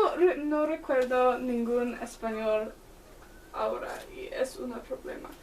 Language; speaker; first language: Spanish; non-native, learner; English